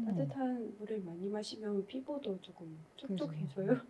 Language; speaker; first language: Korean; non-native, fluent; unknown